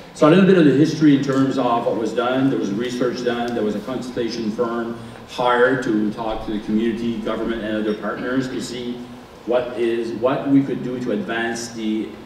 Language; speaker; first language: English; non-native, local second language; French